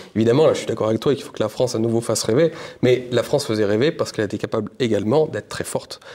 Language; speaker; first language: French; native; French